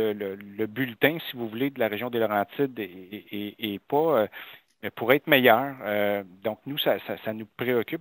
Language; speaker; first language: French; native; French